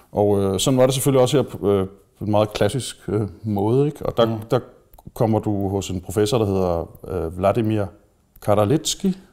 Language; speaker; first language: Danish; native; Danish